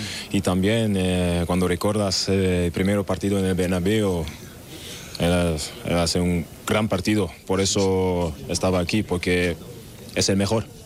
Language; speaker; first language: Spanish; non-native, learner; German